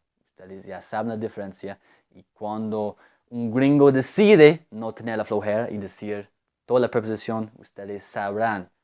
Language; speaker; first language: Spanish; non-native, fluent; English